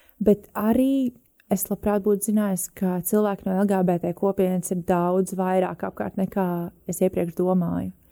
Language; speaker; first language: Latvian; native; Latvian